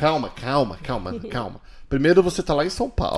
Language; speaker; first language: Portuguese; native; Portuguese